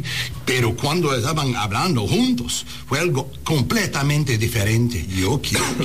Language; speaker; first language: Spanish; early bilingual, heritage; Spanish